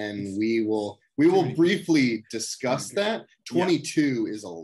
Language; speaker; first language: English; native; English